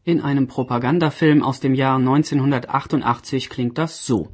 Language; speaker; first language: German; native; German